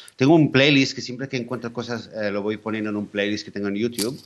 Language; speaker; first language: Spanish; native; Spanish